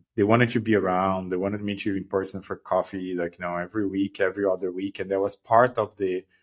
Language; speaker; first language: English; non-native, fluent; Portuguese